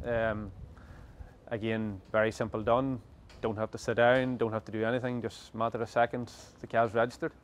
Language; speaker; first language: English; native; English